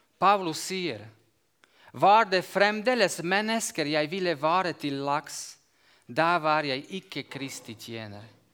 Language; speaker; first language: Norwegian; non-native, fluent; Slovak